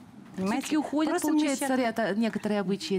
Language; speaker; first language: Russian; native; Russian